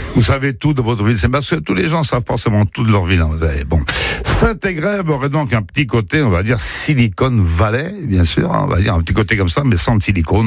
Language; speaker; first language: French; native; French